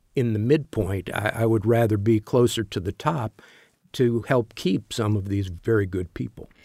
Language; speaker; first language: English; native; English